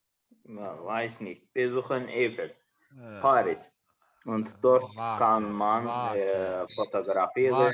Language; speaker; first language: German; non-native, learner; Azerbaijani